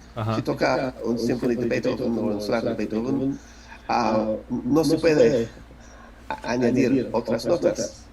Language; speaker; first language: Spanish; non-native, learner; English